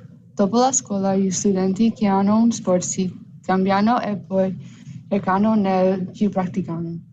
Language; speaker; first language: Italian; non-native, learner; English